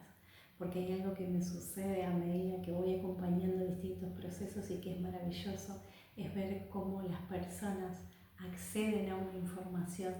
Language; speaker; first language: Spanish; native; Spanish